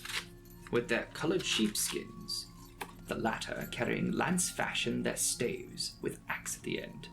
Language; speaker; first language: English; native; English